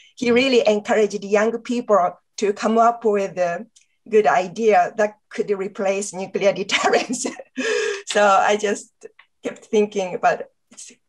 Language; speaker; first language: English; non-native, fluent; Japanese